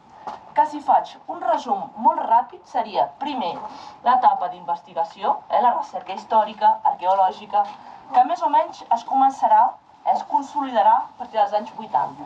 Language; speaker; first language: Catalan; native; Catalan